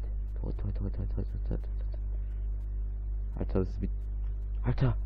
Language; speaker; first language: German; native; German